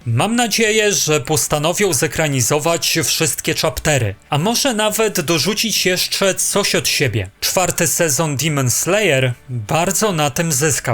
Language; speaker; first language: Polish; native; Polish